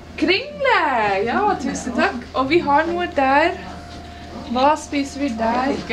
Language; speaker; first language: Norwegian; non-native, fluent; English